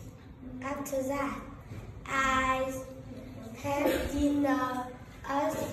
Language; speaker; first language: English; non-native, learner; Vietnamese